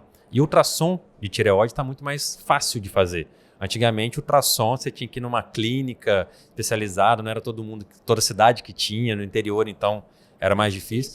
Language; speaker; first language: Portuguese; native; Portuguese